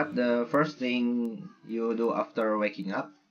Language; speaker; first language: English; non-native, learner; Indonesian